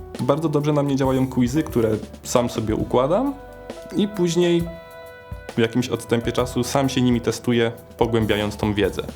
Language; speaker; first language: Polish; native; Polish